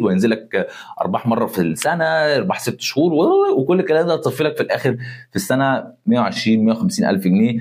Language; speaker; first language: Arabic; native; Arabic